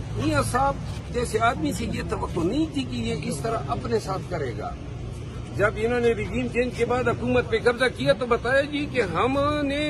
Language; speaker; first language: Urdu; non-native, local second language; Pashto